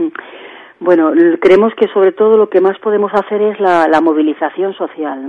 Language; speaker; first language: Spanish; native; Spanish